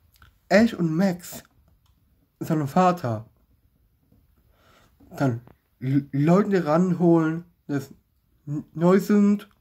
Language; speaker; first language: German; non-native, learner; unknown